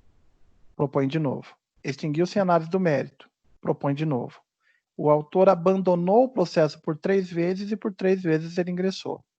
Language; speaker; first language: Portuguese; native; Portuguese